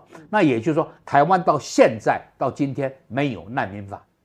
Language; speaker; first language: Chinese; native; Chinese